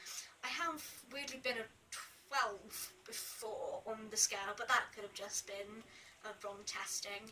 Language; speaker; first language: English; native; English